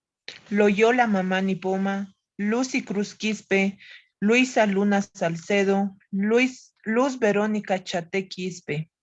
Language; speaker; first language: Spanish; native; Spanish